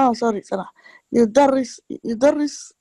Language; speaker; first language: Arabic; non-native, learner; Tigrinya